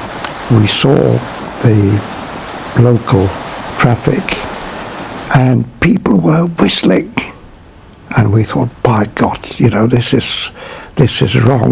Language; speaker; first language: English; non-native, fluent; Czech